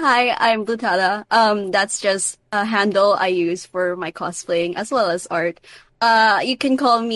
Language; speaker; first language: English; non-native, local second language; Filipino